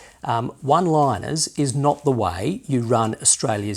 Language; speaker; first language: English; native; English